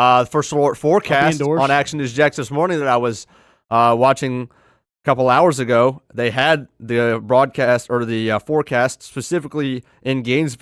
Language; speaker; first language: English; native; English